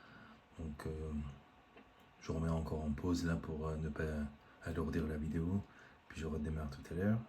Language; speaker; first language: French; native; French